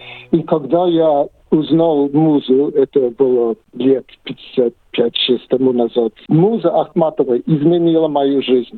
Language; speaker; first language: Russian; non-native, fluent; English